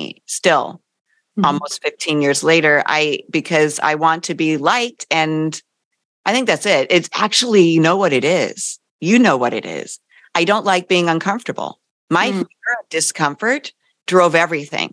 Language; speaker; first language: English; native; English